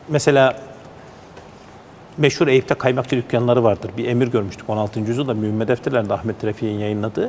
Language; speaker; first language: Turkish; native; Turkish